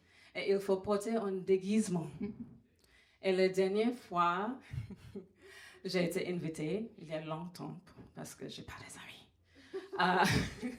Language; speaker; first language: French; non-native, fluent; English